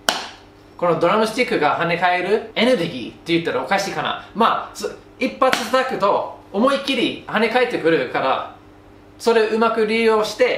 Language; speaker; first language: Japanese; non-native, fluent; English